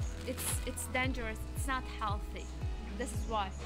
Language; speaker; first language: English; non-native, learner; Uzbek